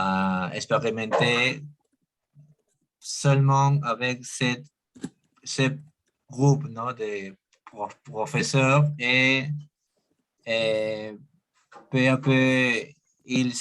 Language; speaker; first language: French; non-native, learner; Spanish